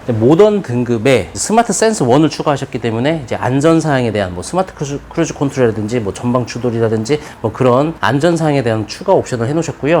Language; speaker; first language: Korean; native; Korean